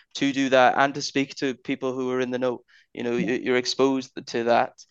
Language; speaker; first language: English; native; English